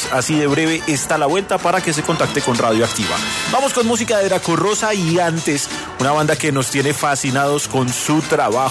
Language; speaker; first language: Spanish; native; Spanish